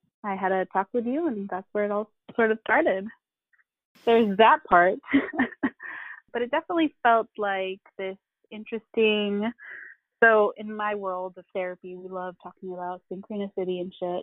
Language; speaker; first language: English; non-native, local second language; Filipino